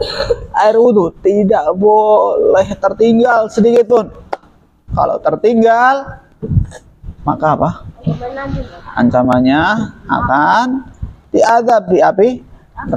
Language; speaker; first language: Indonesian; native; Indonesian